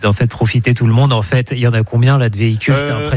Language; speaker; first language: French; native; French